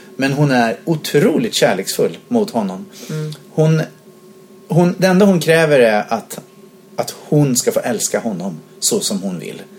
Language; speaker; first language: Swedish; native; Swedish